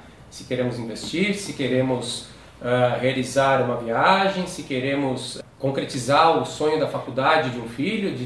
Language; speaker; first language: Portuguese; native; Portuguese